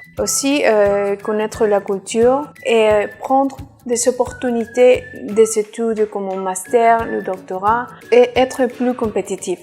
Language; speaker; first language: French; non-native, learner; Spanish